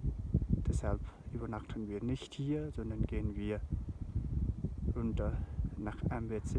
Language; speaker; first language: German; non-native, fluent; Nepali